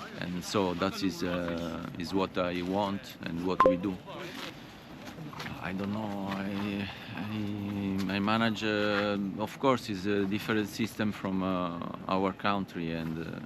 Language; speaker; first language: English; non-native, fluent; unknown